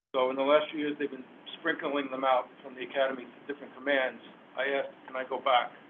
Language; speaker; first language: English; native; English